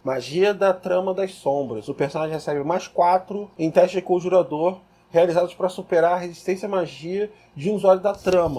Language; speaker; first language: Portuguese; native; Portuguese